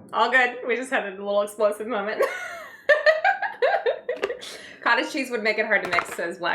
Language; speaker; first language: English; native; English